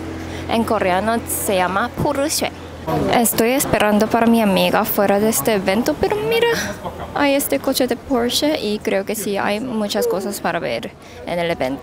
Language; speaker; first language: Spanish; non-native, fluent; Korean